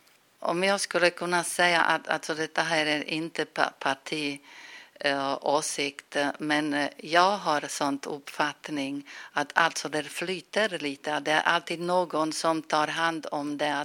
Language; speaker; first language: Swedish; non-native, fluent; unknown